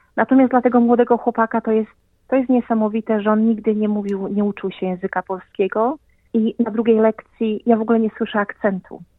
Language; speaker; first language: Polish; native; Polish